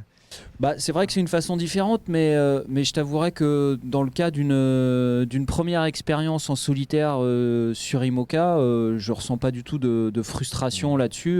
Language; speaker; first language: French; native; French